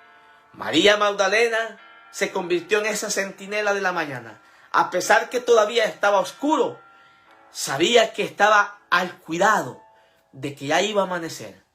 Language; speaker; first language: Spanish; native; Spanish